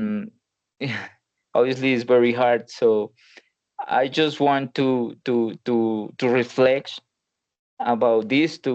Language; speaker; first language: English; non-native, learner; Spanish